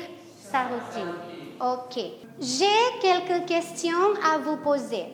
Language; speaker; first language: French; non-native, fluent; Indonesian